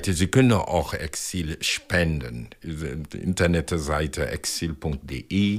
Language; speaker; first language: German; non-native, fluent; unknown